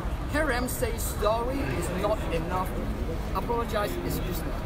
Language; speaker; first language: English; non-native, local second language; Cantonese